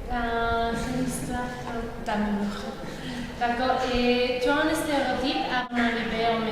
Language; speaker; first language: French; non-native, learner; Spanish